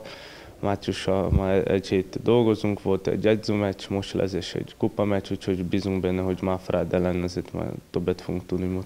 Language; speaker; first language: Hungarian; non-native, learner; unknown